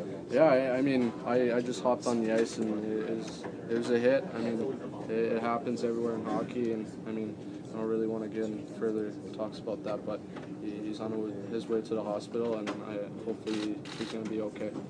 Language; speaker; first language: English; non-native, local second language; French